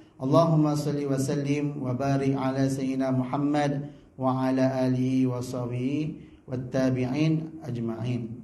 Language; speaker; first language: Malay; native; Malay